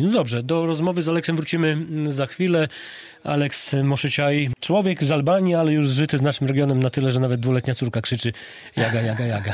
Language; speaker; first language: Polish; native; Polish